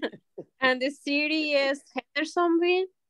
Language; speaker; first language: English; non-native, learner; Spanish